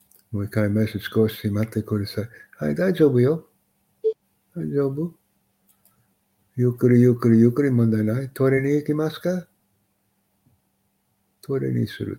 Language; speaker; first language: Japanese; non-native, learner; English